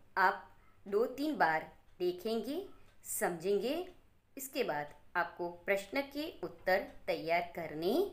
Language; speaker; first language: Hindi; non-native, local second language; Gujarati